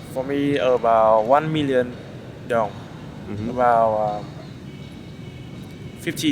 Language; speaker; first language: English; non-native, learner; Vietnamese